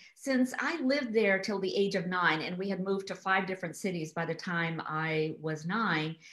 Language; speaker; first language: English; early bilingual, other home language; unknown